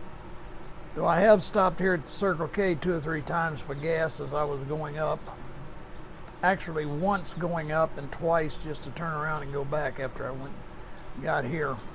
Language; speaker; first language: English; native; English